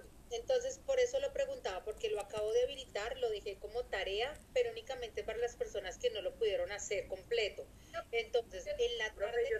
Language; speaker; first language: Spanish; native; Spanish